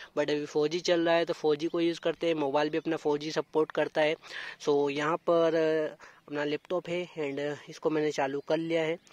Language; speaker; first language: Hindi; native; Hindi